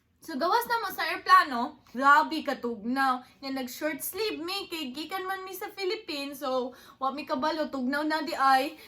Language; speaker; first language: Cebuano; non-native, local second language; English